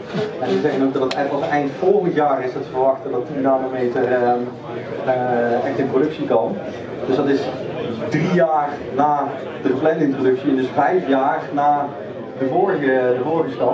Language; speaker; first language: Dutch; native; Dutch